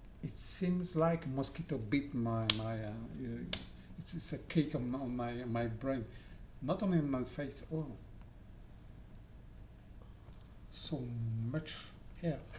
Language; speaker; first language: English; non-native, learner; French